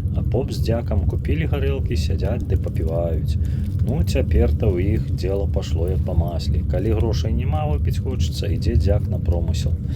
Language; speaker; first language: Belarusian; native; Belarusian